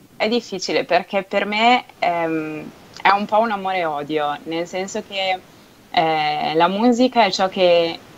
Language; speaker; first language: Italian; native; Italian